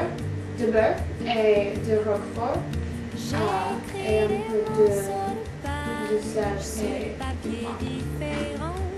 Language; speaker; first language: French; non-native, learner; English